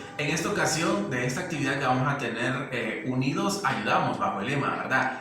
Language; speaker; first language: Spanish; native; Spanish